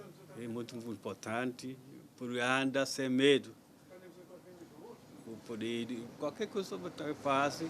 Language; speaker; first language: Portuguese; non-native, learner; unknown